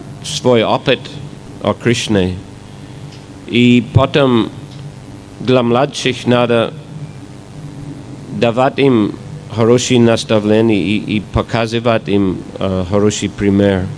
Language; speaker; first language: Russian; non-native, fluent; English